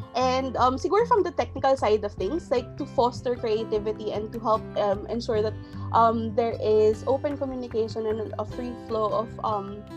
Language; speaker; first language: English; non-native, local second language; Filipino